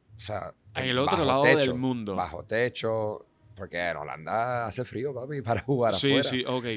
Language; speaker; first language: Spanish; non-native, fluent; Dutch